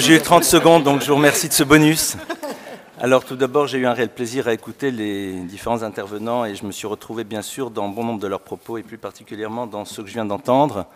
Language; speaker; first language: French; native; French